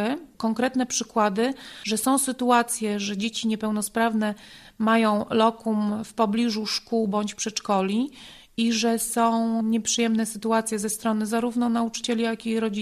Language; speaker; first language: Polish; native; Polish